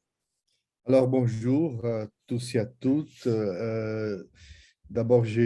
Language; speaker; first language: French; non-native, fluent; Portuguese